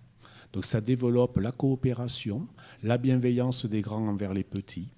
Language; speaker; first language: French; native; French